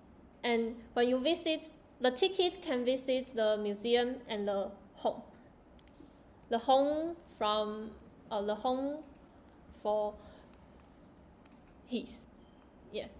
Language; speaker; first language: English; non-native, learner; Chinese